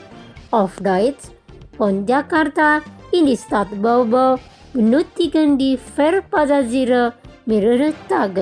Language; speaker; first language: German; non-native, fluent; Indonesian